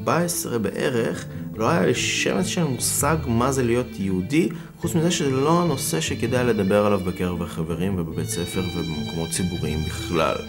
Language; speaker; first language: Hebrew; non-native, fluent; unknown